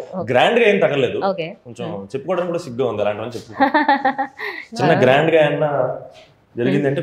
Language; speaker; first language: Telugu; native; Telugu